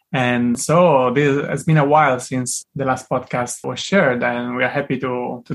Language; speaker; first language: English; non-native, fluent; Italian